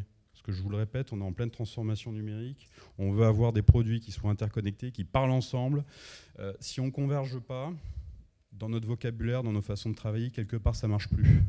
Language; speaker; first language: French; native; French